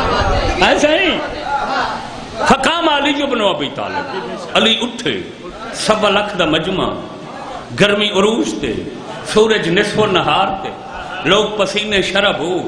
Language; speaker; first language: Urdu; non-native, local second language; Punjabi